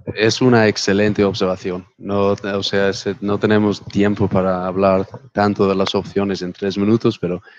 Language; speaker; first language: Spanish; non-native, fluent; English